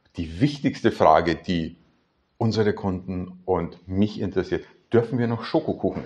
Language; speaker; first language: German; native; German